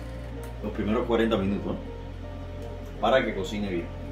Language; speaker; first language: Spanish; native; Spanish